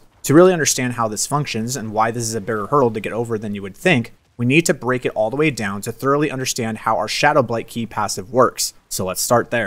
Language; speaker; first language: English; native; English